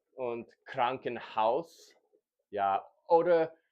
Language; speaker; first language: German; non-native, learner; English